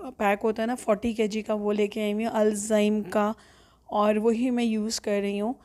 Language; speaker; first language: Urdu; native; Urdu